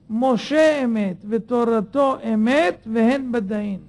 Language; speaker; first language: Hebrew; native; Hebrew